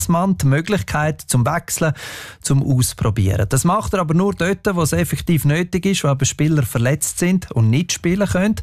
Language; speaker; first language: German; native; German